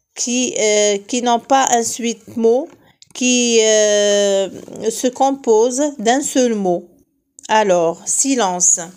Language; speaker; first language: French; non-native, local second language; Arabic